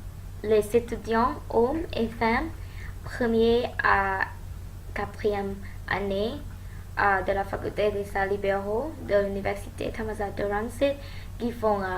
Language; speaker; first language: French; non-native, learner; Thai